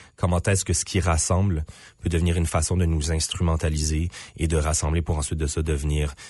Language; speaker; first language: French; native; French